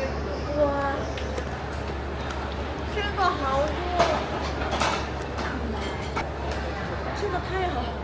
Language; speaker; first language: Chinese; non-native, learner; Korean